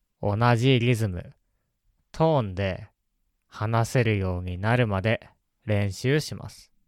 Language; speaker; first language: Japanese; native; Japanese